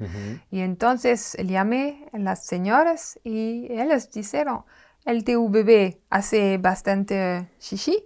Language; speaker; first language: Spanish; non-native, learner; French